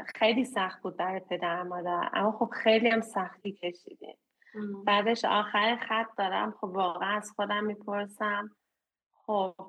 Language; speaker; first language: Persian; early bilingual, heritage; Persian